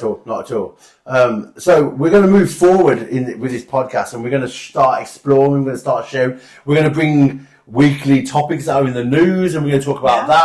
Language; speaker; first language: English; native; English